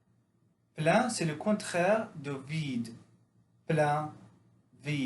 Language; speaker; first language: French; non-native, fluent; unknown